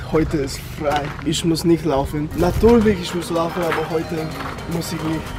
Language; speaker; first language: German; non-native, learner; English